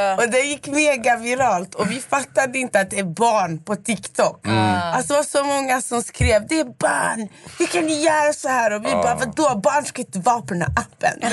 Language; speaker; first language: Swedish; native; Swedish